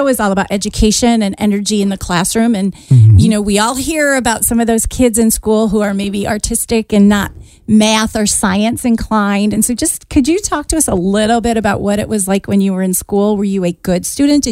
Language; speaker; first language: English; native; English